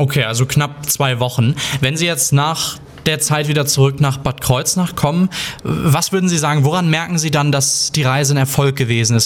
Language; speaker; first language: German; native; German